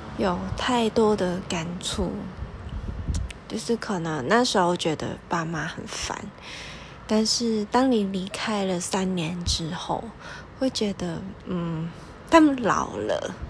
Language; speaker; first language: Chinese; non-native, local second language; Cantonese